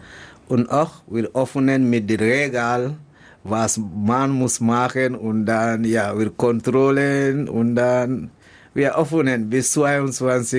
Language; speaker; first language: German; non-native, learner; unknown